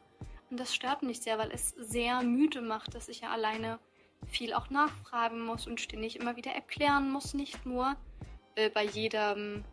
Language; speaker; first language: German; early bilingual, other home language; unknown